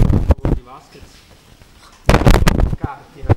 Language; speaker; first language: Italian; native; Italian